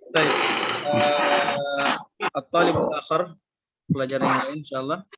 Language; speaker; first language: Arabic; non-native, fluent; Indonesian